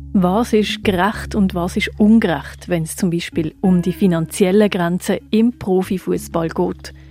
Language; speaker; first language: German; native; German